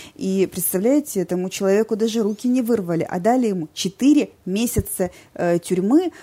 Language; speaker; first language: Russian; native; Russian